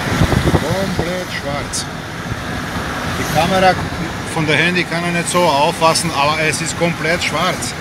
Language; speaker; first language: German; non-native, fluent; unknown